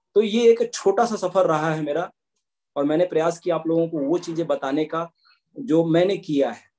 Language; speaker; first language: Hindi; native; Hindi